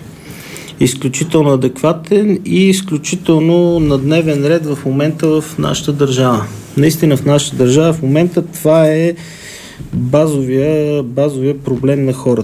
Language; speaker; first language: Bulgarian; native; Bulgarian